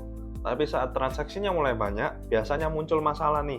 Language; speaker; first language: Indonesian; native; Indonesian